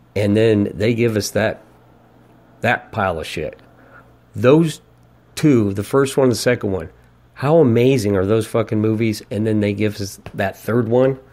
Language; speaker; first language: English; native; English